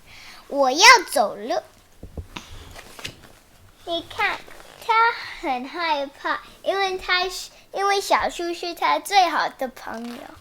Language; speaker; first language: Chinese; early bilingual, heritage; Chinese